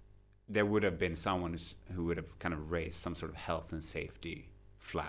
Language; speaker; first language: English; non-native, fluent; Swedish